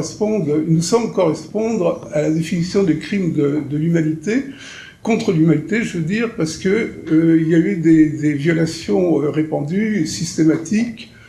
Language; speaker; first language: French; native; French